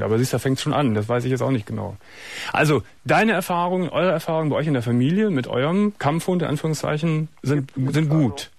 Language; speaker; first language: German; native; German